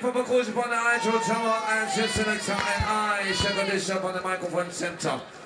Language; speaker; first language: Japanese; native; Japanese